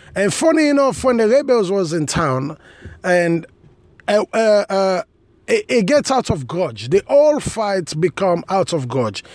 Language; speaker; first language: English; non-native, local second language; Krio